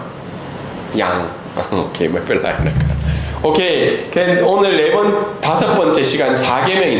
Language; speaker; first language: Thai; non-native, fluent; Korean